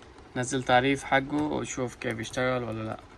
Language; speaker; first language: Arabic; non-native, learner; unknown